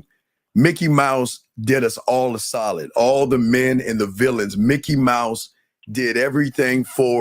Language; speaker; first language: English; native; English